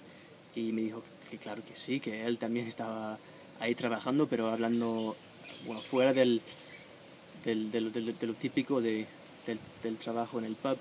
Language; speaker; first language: Spanish; non-native, fluent; English